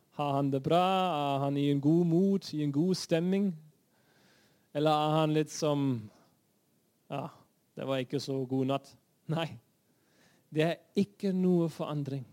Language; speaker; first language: Norwegian; non-native, fluent; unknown